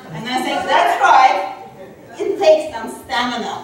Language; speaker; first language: English; non-native, fluent; Russian